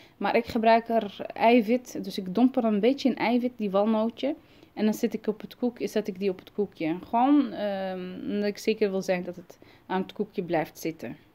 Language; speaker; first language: Dutch; early bilingual, other home language; Arabic